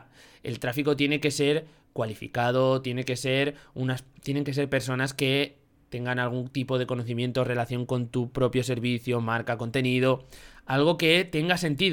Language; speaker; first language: Spanish; native; Spanish